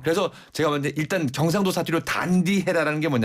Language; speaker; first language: Korean; native; Korean